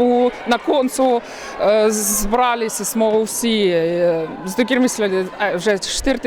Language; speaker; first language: Slovenian; non-native, learner; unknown